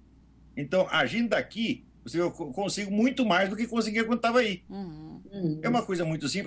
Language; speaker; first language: Portuguese; native; Portuguese